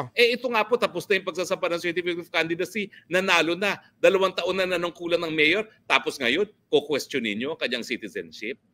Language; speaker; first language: Filipino; native; Filipino